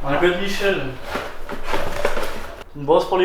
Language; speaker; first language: French; native; French